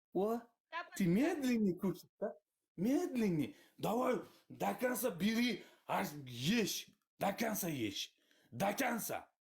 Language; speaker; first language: Russian; non-native, learner; Uzbek